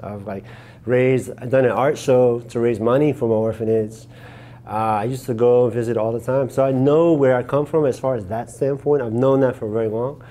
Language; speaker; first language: English; native; English